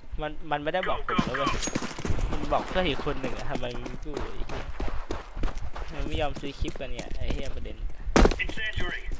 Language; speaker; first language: Thai; native; Thai